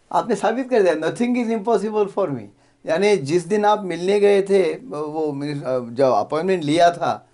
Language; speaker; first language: Hindi; non-native, local second language; Marathi